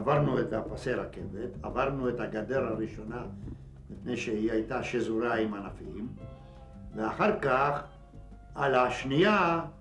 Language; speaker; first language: Hebrew; non-native, fluent; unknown